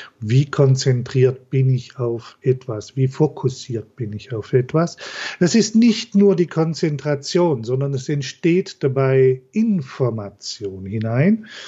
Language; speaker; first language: German; native; German